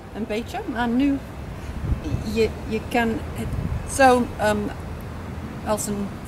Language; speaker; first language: Dutch; non-native, learner; English